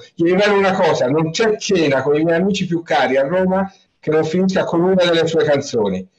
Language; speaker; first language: Italian; native; Italian